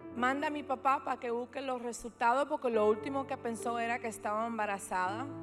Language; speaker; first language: Spanish; early bilingual, heritage; Spanish